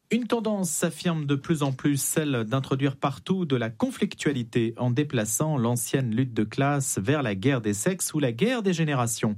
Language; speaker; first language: French; native; French